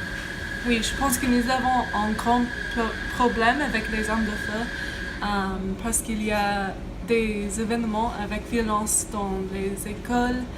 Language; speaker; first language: French; non-native, learner; English